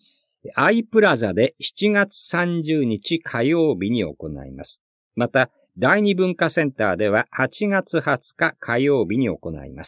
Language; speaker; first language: Japanese; native; Japanese